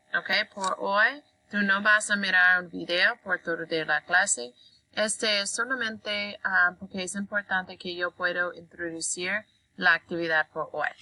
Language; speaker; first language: Spanish; non-native, learner; English